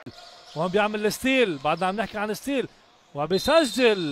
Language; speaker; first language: Arabic; native; Arabic